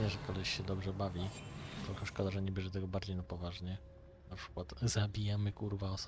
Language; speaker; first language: Polish; native; Polish